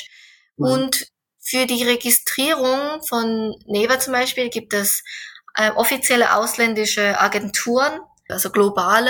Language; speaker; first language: German; non-native, fluent; Korean